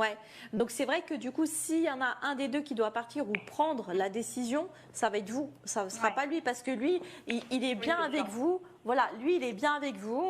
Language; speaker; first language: French; native; French